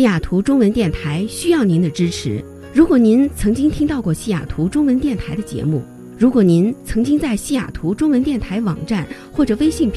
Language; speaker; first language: Chinese; native; Chinese